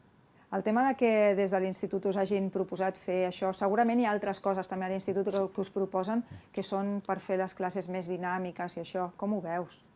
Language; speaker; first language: Catalan; native; Catalan